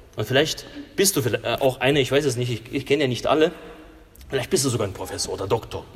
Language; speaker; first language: German; non-native, fluent; Russian